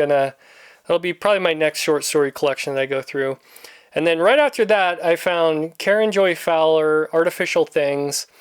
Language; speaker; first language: English; native; English